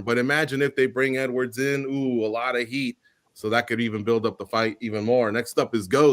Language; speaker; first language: English; native; English